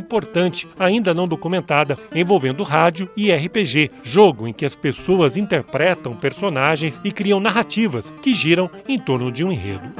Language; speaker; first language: Portuguese; native; Portuguese